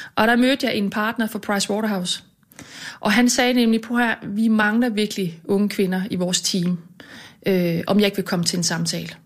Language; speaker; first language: Danish; native; Danish